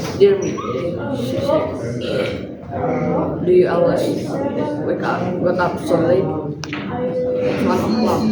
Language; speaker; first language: English; non-native, learner; Indonesian